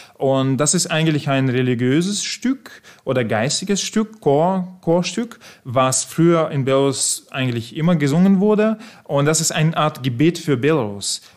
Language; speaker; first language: German; non-native, fluent; Russian